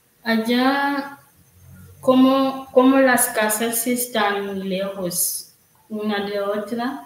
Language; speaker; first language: Spanish; non-native, learner; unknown